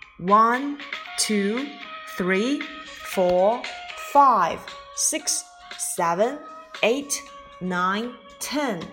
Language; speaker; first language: English; non-native, fluent; Chinese